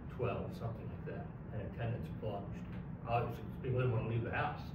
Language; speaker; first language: English; native; English